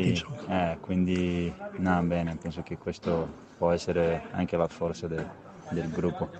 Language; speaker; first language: Italian; non-native, fluent; Portuguese